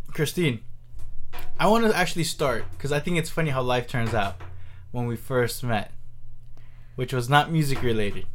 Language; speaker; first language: English; native; English